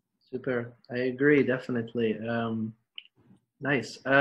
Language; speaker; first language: English; native; English